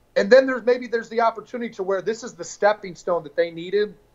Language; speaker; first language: English; native; English